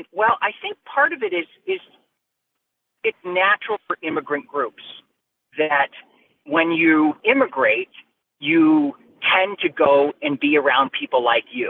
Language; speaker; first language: English; native; English